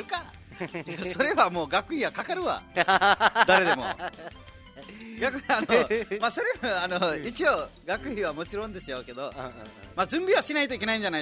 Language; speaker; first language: Japanese; non-native, fluent; Nepali